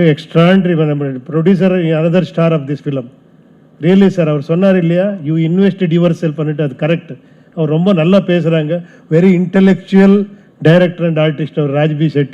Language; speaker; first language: Tamil; non-native, learner; Kannada